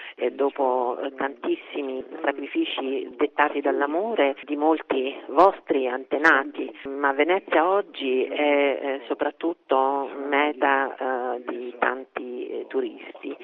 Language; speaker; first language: Italian; non-native, fluent; Korean